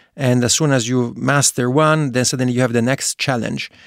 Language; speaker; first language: English; non-native, fluent; Italian